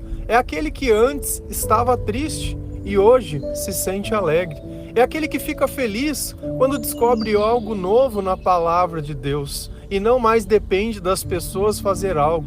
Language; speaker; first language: Portuguese; native; Portuguese